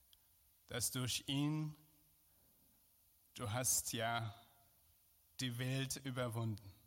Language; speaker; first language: German; non-native, fluent; Persian